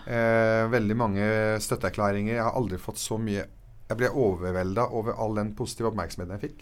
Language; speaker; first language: Norwegian; early bilingual, other home language; Arabic